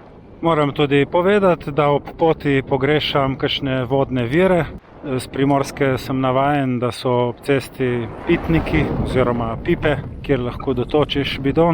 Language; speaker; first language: Slovenian; native; Slovenian